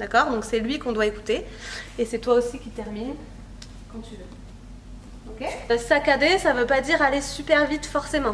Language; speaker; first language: French; native; French